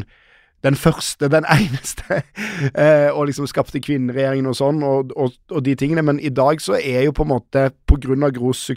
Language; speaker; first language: Norwegian; native; Norwegian